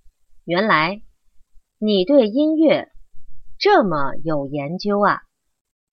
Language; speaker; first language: Chinese; non-native, learner; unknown